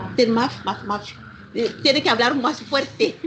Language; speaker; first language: Spanish; non-native, learner; Malagasy